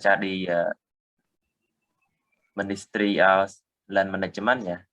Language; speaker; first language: Indonesian; non-native, learner; Khmer